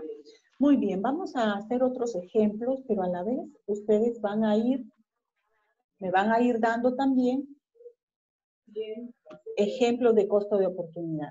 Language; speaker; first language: Spanish; native; Spanish